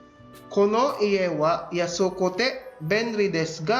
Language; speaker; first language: Japanese; non-native, fluent; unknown